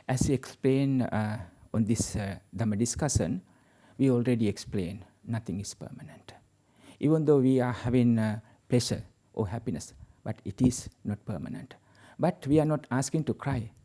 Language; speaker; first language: English; non-native, local second language; Sinhala